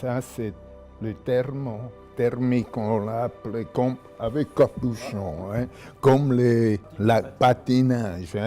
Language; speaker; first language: French; non-native, local second language; German